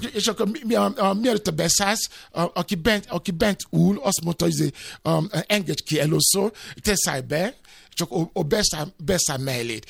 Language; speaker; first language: Hungarian; non-native, fluent; Yoruba